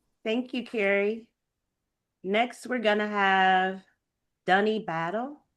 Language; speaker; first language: English; native; English